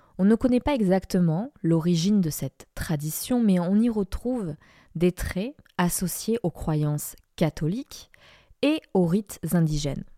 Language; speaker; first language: French; non-native, fluent; Spanish